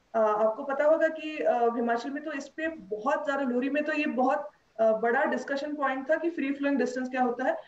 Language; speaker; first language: Hindi; non-native, local second language; Marathi